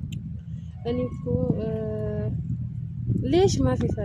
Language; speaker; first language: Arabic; non-native, learner; Amharic